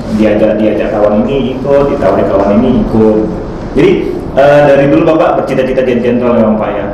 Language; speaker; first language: Indonesian; native; Indonesian